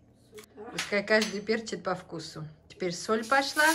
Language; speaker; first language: Russian; native; Russian